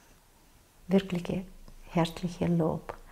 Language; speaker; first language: German; non-native, fluent; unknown